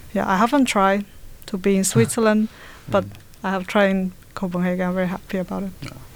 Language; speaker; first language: English; non-native, learner; Chinese